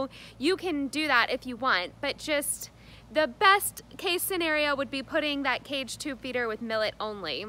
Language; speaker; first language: English; native; English